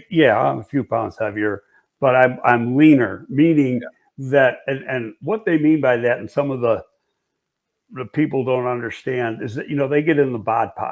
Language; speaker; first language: English; native; English